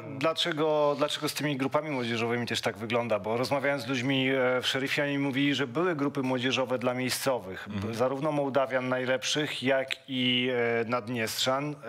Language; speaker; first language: Polish; native; Polish